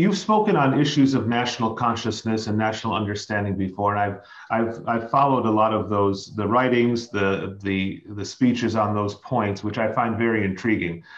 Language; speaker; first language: English; native; English